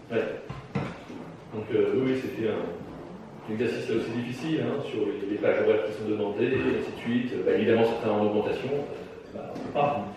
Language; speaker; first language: French; native; French